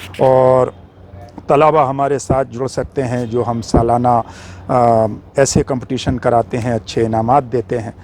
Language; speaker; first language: Urdu; native; Urdu